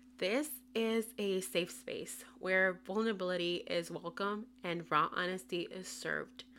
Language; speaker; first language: English; non-native, local second language; Spanish